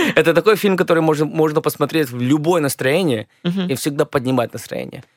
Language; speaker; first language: Russian; early bilingual, other home language; English